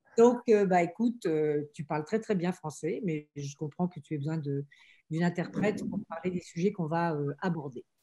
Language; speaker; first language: French; native; French